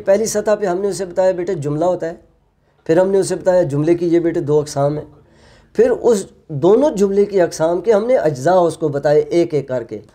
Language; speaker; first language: Urdu; non-native, local second language; Punjabi